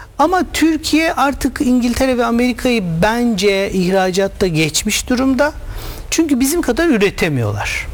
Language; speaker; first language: Turkish; native; Turkish